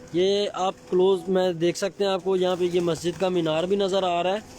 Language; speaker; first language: Urdu; non-native, local second language; Punjabi